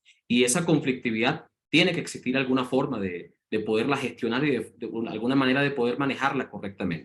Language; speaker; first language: Spanish; native; Spanish